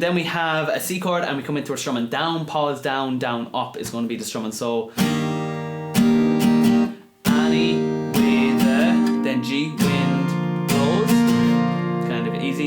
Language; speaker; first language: English; native; English